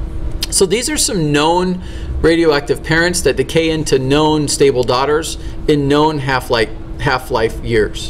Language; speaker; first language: English; native; English